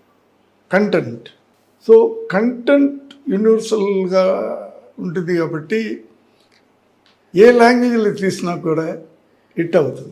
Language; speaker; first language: Telugu; non-native, learner; Tamil